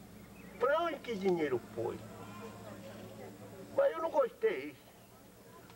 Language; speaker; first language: Portuguese; non-native, local second language; Kayapó